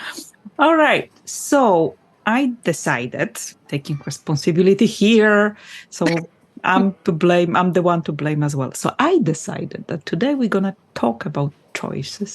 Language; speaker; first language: English; non-native, fluent; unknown